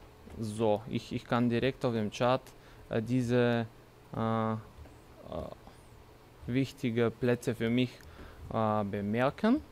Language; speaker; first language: German; non-native, fluent; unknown